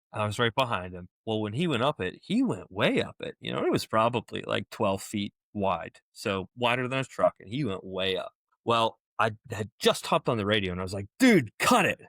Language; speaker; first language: English; native; English